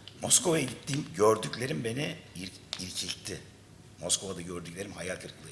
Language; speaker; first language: Turkish; native; Turkish